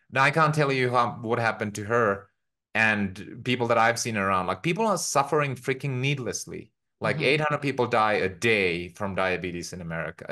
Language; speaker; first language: English; non-native, fluent; Finnish